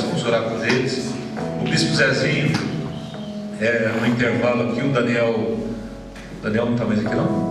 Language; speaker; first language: Portuguese; native; Portuguese